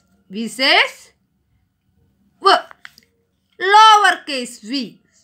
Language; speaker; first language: English; non-native, local second language; Malayalam